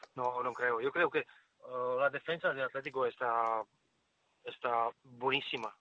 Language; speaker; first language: Spanish; non-native, fluent; Czech